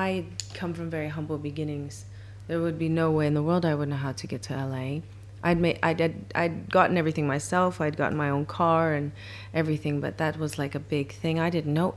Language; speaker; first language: English; native; English